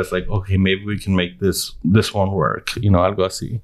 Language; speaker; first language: English; early bilingual, other home language; Spanish